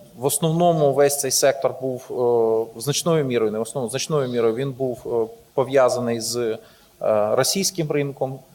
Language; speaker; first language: Ukrainian; native; Ukrainian